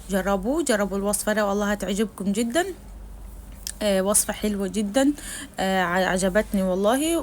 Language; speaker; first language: Arabic; native; Arabic